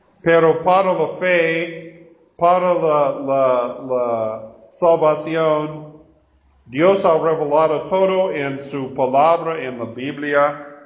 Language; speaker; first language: Spanish; non-native, learner; English